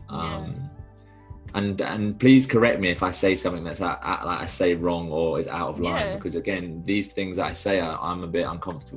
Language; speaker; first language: English; native; English